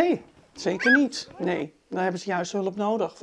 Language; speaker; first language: Dutch; native; Dutch